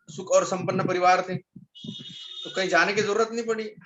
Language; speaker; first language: Hindi; non-native, local second language; Marathi